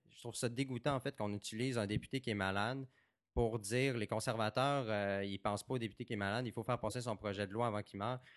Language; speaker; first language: French; native; French